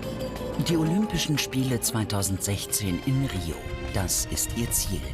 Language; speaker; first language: German; native; German